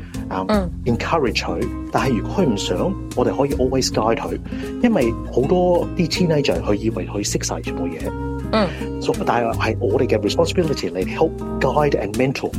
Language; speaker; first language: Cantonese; early bilingual, heritage; Cantonese